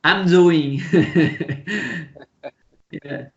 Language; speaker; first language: English; non-native, learner; Portuguese